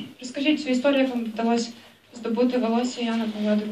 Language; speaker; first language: Ukrainian; native; Ukrainian